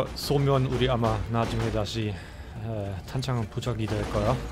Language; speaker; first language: Korean; non-native, learner; German